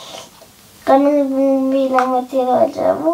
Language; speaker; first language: Indonesian; early bilingual, heritage; Indonesian